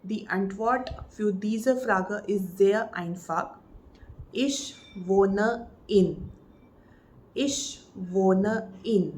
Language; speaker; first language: German; non-native, fluent; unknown